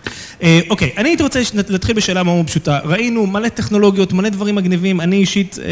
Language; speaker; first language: Hebrew; native; Hebrew